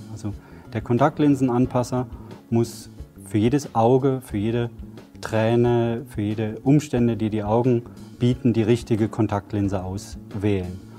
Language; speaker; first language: German; native; German